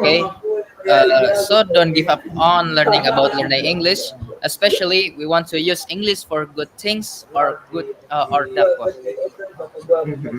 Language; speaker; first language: English; non-native, learner; Indonesian